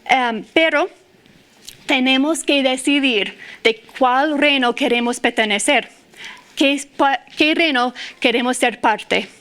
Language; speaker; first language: Spanish; non-native, fluent; English